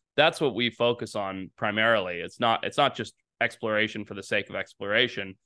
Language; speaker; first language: English; native; English